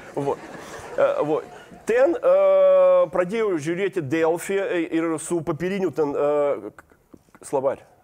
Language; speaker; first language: Lithuanian; non-native, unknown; Russian